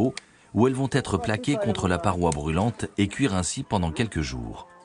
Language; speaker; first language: French; native; French